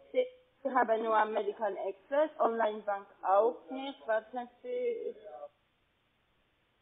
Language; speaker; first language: German; non-native, fluent; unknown